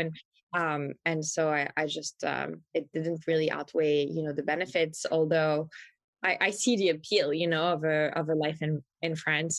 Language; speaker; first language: English; non-native, fluent; French